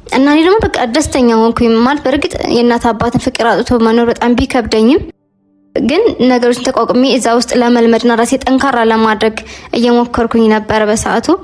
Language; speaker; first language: Amharic; native; Amharic